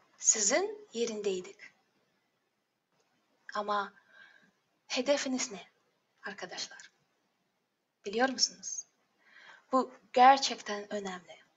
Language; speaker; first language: Turkish; non-native, learner; Russian